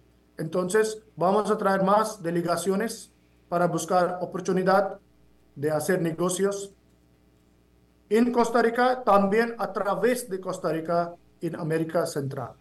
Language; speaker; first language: Spanish; non-native, fluent; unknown